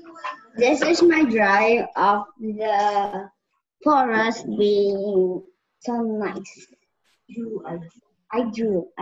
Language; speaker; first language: English; non-native, learner; Indonesian